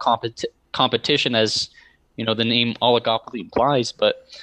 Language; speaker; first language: English; native; English